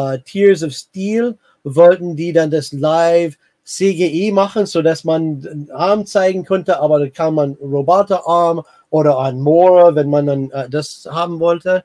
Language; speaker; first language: German; non-native, fluent; English